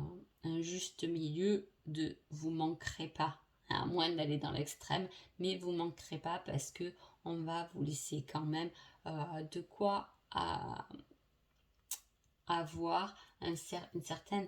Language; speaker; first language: French; native; French